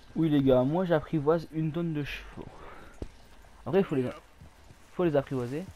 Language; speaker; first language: French; native; French